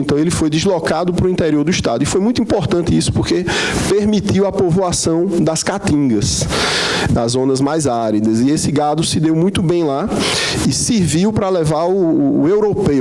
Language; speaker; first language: Portuguese; native; Portuguese